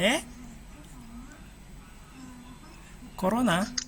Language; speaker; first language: Japanese; non-native, fluent; Indonesian